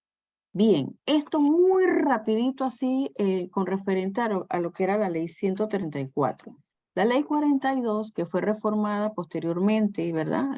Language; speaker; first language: Spanish; native; Spanish